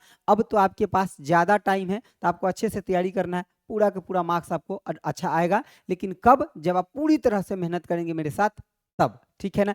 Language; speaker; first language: Hindi; native; Hindi